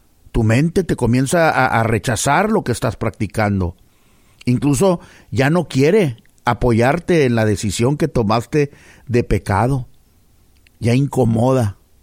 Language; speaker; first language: Spanish; early bilingual, heritage; Spanish